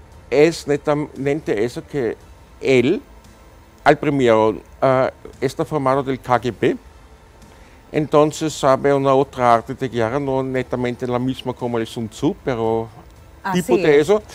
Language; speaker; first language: Spanish; non-native, fluent; German